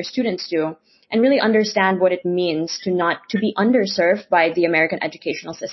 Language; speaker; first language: English; non-native, local second language; Filipino